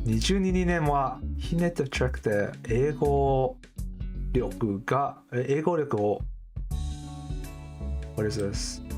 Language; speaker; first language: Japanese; non-native, learner; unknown